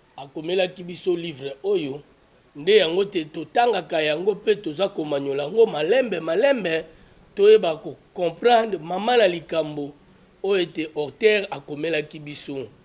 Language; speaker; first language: Lingala; native; Lingala